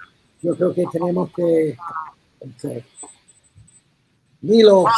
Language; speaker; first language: Spanish; non-native, learner; English